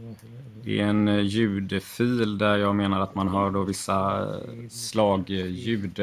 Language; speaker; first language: Swedish; native; Swedish